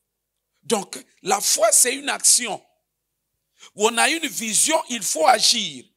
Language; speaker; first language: French; non-native, local second language; Lingala